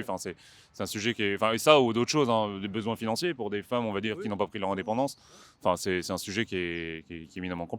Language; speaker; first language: French; native; French